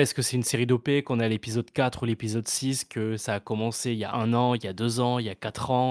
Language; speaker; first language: French; native; French